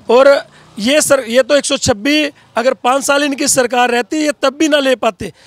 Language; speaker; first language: Hindi; native; Hindi